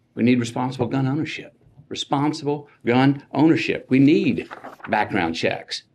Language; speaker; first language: English; native; English